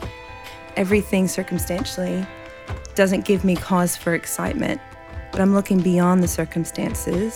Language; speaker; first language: English; native; English